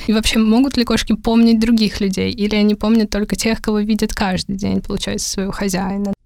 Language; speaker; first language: Russian; native; Russian